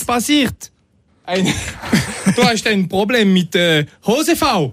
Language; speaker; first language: German; non-native, learner; French